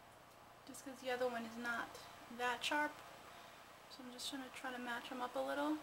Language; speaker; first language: English; native; English